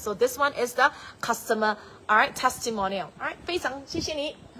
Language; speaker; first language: English; non-native, local second language; Chinese